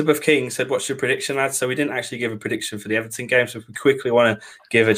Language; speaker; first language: English; native; English